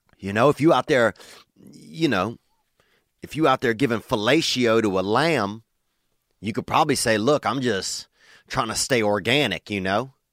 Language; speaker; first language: English; native; English